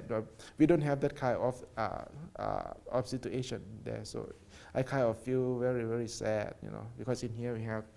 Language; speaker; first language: English; non-native, learner; Thai